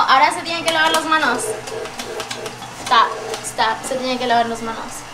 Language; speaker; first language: Spanish; early bilingual, heritage; Spanish